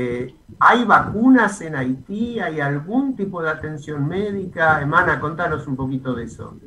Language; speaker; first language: Spanish; native; Spanish